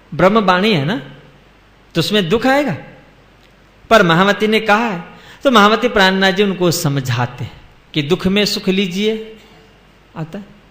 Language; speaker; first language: Hindi; non-native, local second language; Gujarati